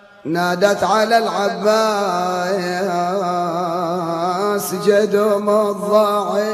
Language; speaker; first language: Arabic; native; Arabic